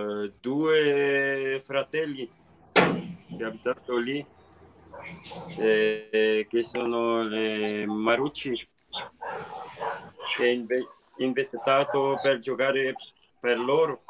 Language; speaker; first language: Italian; non-native, learner; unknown